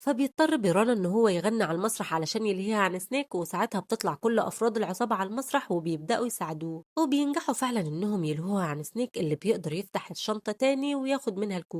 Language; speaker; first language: Arabic; native; Arabic